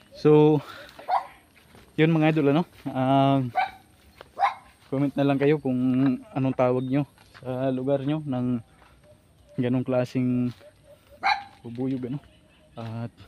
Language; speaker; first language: Filipino; native; Filipino